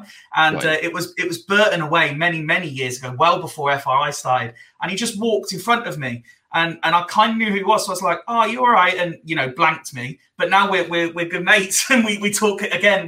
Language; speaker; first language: English; native; English